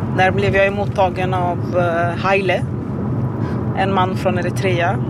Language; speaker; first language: Swedish; non-native, fluent; Arabic